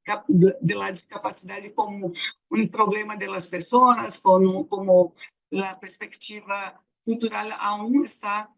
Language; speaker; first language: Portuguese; non-native, fluent; Spanish